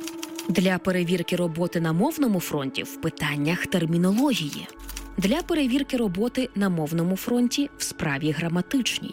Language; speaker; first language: Ukrainian; native; Ukrainian